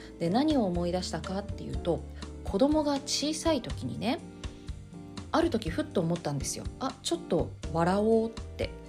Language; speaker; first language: Japanese; native; Japanese